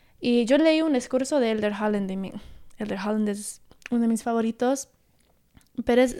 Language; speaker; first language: Spanish; early bilingual, heritage; Spanish